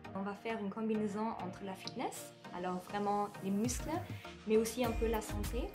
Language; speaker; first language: French; non-native, fluent; German